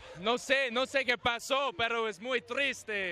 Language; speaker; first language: Spanish; non-native, learner; English